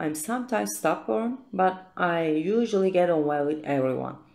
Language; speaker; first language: English; non-native, fluent; Turkish